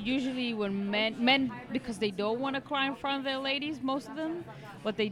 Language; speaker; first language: English; non-native, fluent; Hebrew